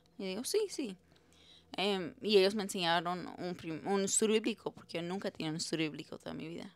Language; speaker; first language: Spanish; early bilingual, heritage; Spanish